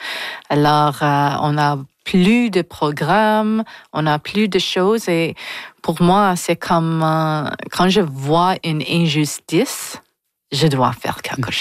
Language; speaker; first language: French; non-native, learner; English